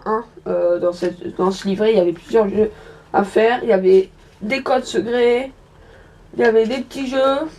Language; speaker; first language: French; native; French